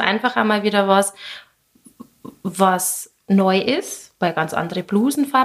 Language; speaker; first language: German; native; German